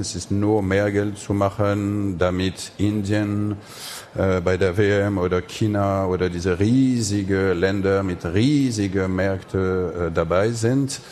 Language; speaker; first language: German; non-native, fluent; French